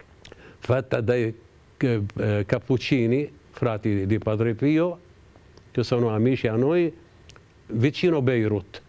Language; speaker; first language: Italian; non-native, fluent; Arabic